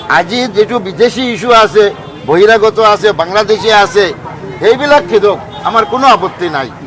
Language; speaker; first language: Assamese; non-native, local second language; Bangla